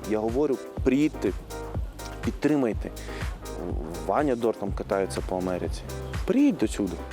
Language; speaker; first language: Ukrainian; early bilingual, heritage; Arabic